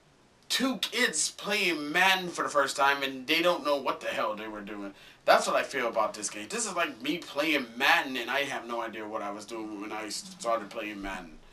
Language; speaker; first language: English; native; English